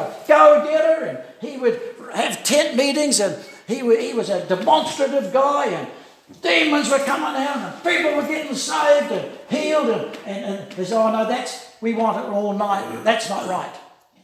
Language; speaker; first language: English; native; English